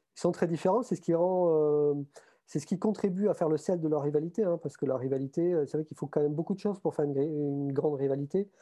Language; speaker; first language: French; native; French